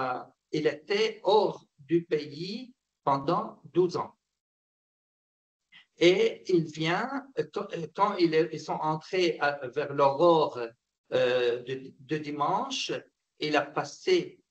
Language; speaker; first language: French; non-native, fluent; Arabic